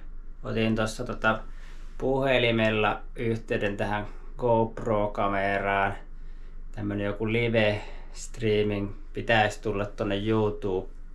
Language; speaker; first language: Finnish; native; Finnish